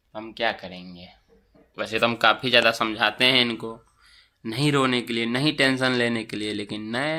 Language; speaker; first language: Hindi; native; Hindi